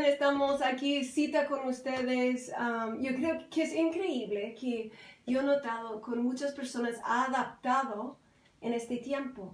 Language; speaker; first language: Spanish; non-native, fluent; English